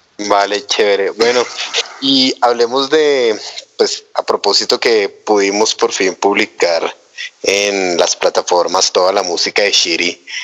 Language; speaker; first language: Spanish; native; Spanish